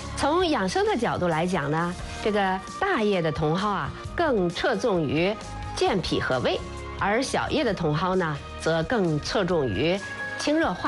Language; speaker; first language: Chinese; native; Chinese